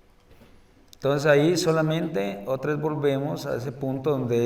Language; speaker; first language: Spanish; native; Spanish